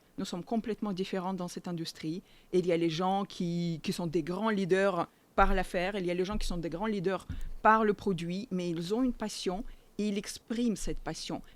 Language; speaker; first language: French; non-native, fluent; Russian